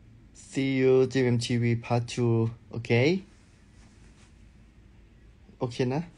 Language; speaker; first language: English; non-native, learner; Thai